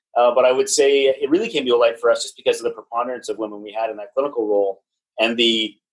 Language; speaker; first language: English; native; English